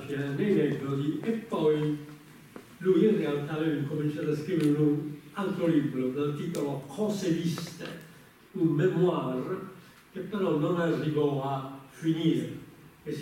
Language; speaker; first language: Italian; native; Italian